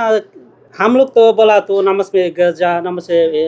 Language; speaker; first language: Hindi; non-native, learner; Bangla